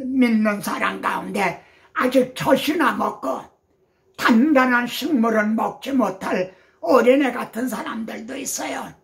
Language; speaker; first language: Korean; native; Korean